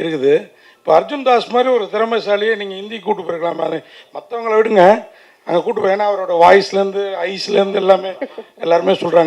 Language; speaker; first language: Tamil; native; Tamil